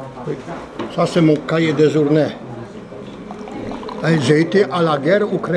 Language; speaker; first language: French; non-native, learner; Polish